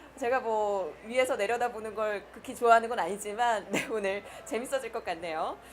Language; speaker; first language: Korean; native; Korean